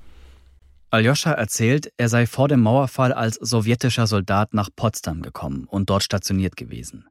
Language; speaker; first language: German; native; German